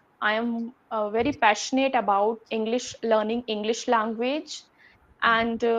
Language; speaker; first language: English; non-native, learner; Hindi